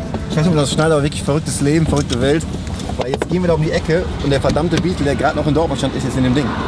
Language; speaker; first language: German; native; German